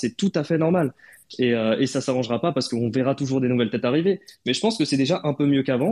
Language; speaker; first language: French; native; French